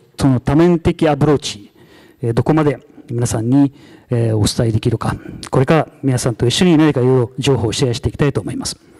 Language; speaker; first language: Japanese; non-native, fluent; Arabic